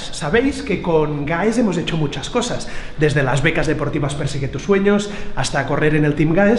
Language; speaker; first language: Spanish; native; Spanish